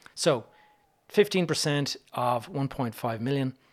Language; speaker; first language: English; native; English